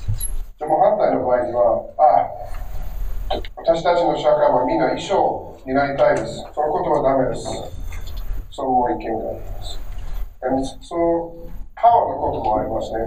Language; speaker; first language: Japanese; non-native, learner; English